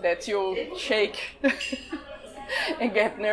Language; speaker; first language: English; non-native, fluent; Portuguese